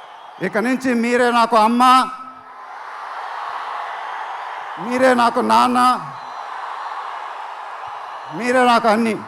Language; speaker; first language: Telugu; native; Telugu